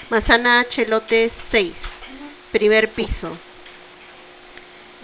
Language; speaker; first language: Spanish; native; Spanish